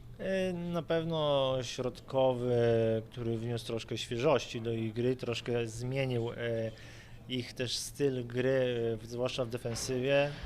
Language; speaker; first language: Polish; native; Polish